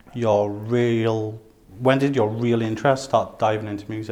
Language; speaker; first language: English; native; English